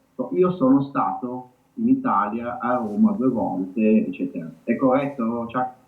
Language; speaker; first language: Italian; native; Italian